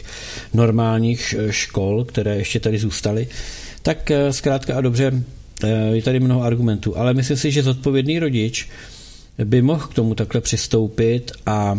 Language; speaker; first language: Czech; native; Czech